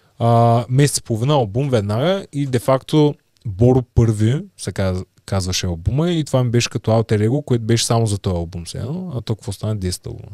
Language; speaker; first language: Bulgarian; native; Bulgarian